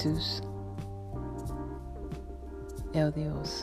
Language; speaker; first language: Spanish; non-native, learner; English